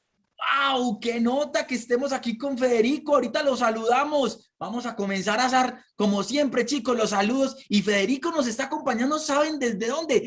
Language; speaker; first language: Spanish; native; Spanish